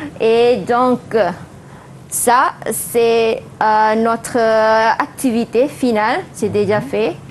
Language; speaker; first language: French; non-native, fluent; Malay